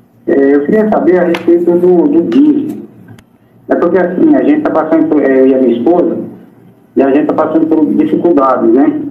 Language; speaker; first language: Portuguese; native; Portuguese